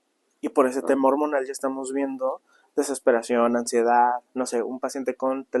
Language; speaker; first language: Spanish; native; Spanish